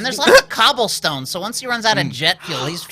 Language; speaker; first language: English; native; English